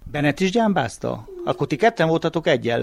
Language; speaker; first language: Hungarian; native; Hungarian